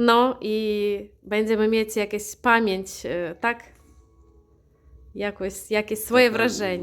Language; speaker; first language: Polish; non-native, learner; Ukrainian